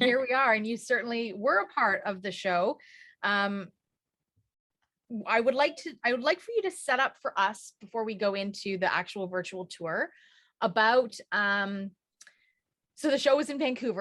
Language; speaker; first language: English; native; English